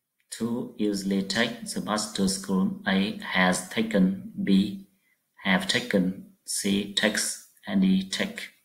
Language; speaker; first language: English; non-native, fluent; Vietnamese